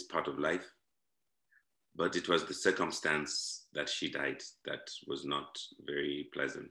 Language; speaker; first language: English; non-native, local second language; Shona